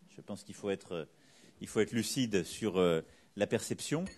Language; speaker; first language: French; native; French